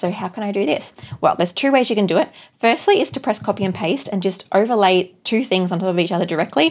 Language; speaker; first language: English; native; English